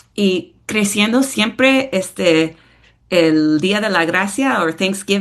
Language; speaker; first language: Spanish; early bilingual, heritage; English